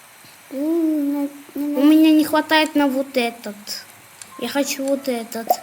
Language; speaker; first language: Russian; non-native, local second language; Kazakh